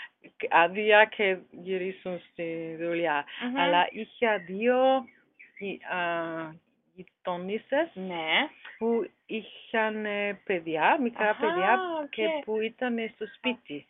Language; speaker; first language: Greek; non-native, learner; German